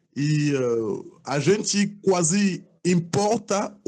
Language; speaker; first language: Portuguese; non-native, fluent; French